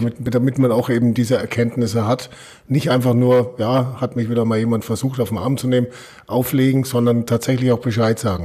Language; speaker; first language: German; native; German